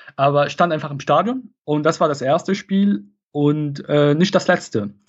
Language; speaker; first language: German; non-native, fluent; Arabic